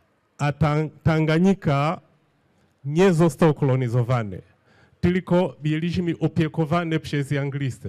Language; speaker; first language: Polish; non-native, fluent; Swahili